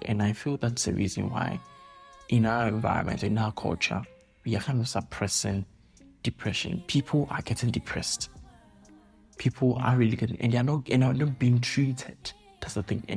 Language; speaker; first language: English; non-native, local second language; Akan